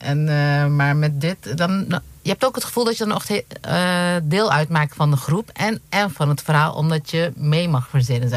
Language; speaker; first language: Dutch; native; Dutch